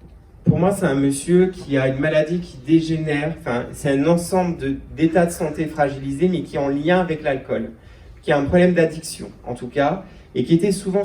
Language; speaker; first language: French; native; French